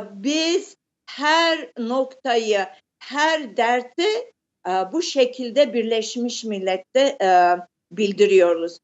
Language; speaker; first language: Turkish; early bilingual, heritage; Turkish